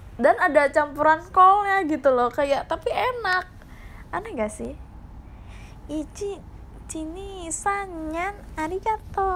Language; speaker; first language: Indonesian; native; Indonesian